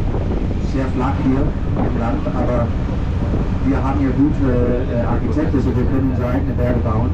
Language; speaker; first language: German; non-native, fluent; Danish